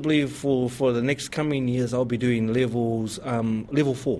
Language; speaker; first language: English; native; English